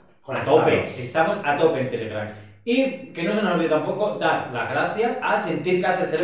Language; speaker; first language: Spanish; native; Spanish